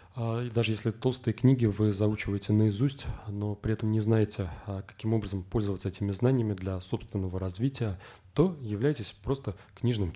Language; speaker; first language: Russian; native; Russian